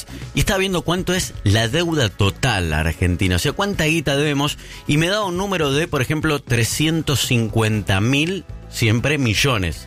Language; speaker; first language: Spanish; native; Spanish